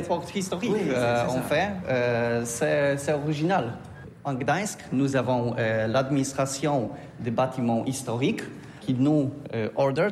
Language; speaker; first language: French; non-native, learner; Polish